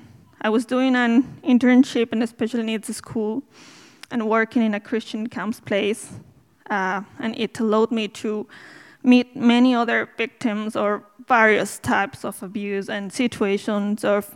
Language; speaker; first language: English; non-native, fluent; Spanish